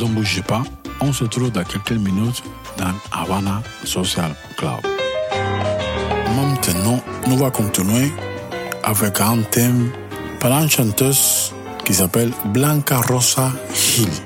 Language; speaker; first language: French; non-native, learner; Spanish